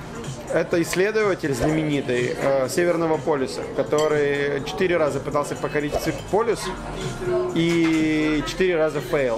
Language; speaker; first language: Russian; native; Russian